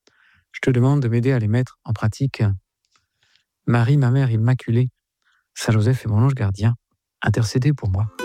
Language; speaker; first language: French; native; French